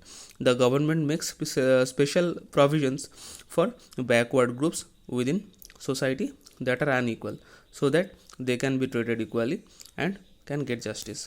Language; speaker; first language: English; non-native, local second language; Hindi